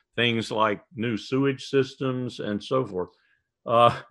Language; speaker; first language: English; native; English